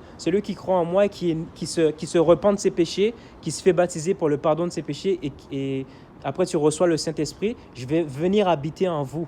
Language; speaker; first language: French; native; French